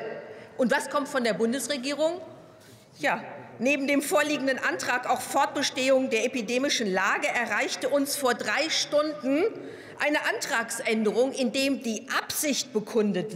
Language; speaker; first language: German; native; German